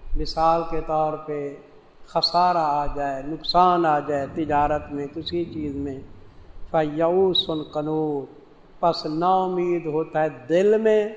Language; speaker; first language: Urdu; non-native, local second language; Punjabi